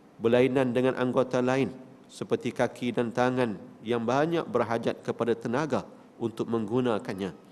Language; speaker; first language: Malay; native; Malay